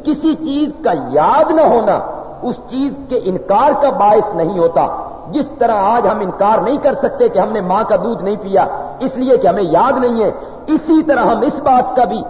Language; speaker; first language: Urdu; non-native, local second language; Punjabi